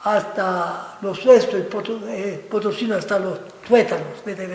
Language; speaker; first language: Spanish; non-native, fluent; Italian